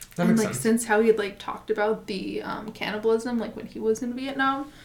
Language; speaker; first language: English; native; English